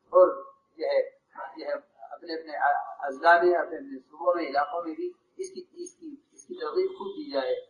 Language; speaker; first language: Urdu; native; Urdu